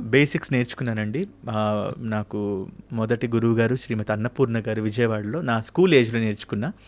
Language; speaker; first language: Telugu; native; Telugu